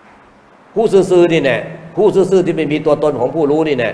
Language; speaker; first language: Thai; native; Thai